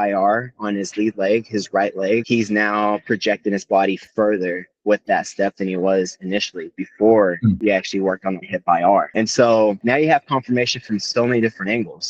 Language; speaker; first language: English; native; English